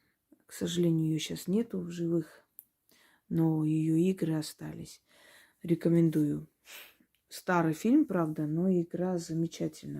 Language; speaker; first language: Russian; native; Russian